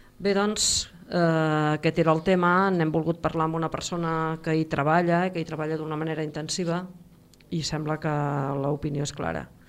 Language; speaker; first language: Catalan; native; Catalan